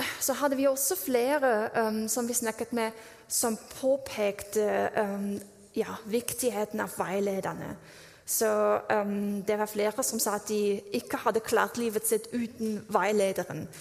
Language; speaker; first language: Norwegian; non-native, fluent; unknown